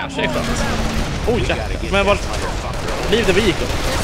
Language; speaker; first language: Swedish; native; Swedish